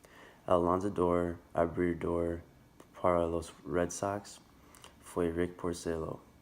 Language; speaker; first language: Spanish; non-native, learner; English